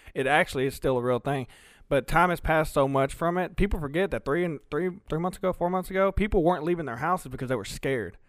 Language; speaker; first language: English; early bilingual, other home language; Spanish